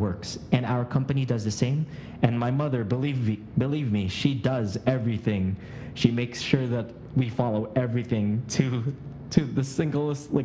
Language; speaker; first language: English; non-native, local second language; Filipino